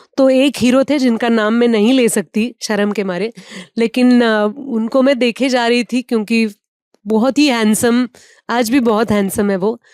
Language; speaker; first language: Hindi; non-native, local second language; Marathi